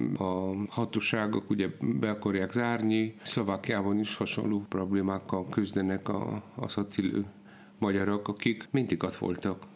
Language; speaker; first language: Hungarian; non-native, fluent; Polish